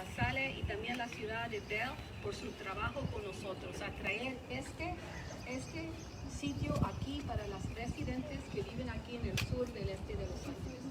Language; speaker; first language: Spanish; early bilingual, heritage; Spanish